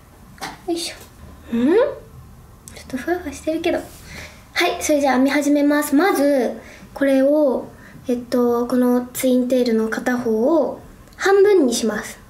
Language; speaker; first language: Japanese; native; Japanese